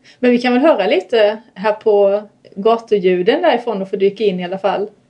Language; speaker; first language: Swedish; native; Swedish